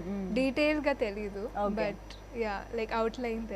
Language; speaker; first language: Telugu; non-native, fluent; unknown